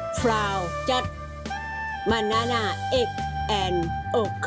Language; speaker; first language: English; non-native, learner; Thai